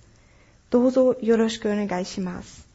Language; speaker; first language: Japanese; non-native, fluent; German